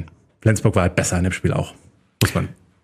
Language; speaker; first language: German; native; German